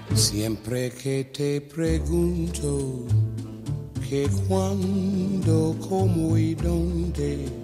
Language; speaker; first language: French; native; French